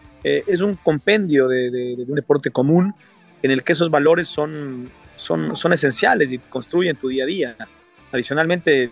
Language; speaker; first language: Spanish; native; Spanish